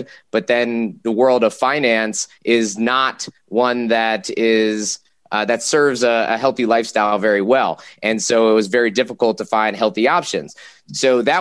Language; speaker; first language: English; native; English